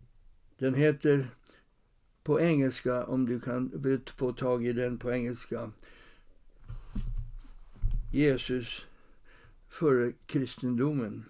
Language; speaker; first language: Swedish; non-native, fluent; English